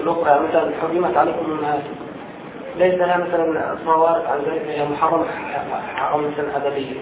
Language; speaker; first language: Arabic; native; Arabic